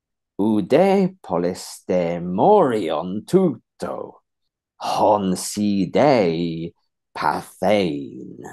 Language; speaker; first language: Greek; non-native, fluent; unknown